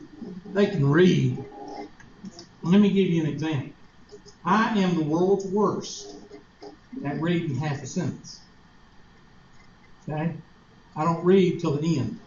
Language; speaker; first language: English; native; English